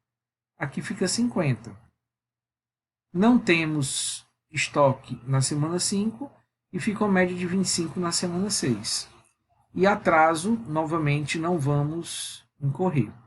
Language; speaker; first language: Portuguese; native; Portuguese